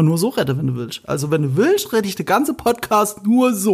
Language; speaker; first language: German; native; German